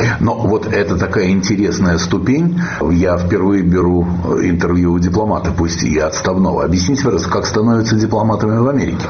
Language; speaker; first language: Russian; native; Russian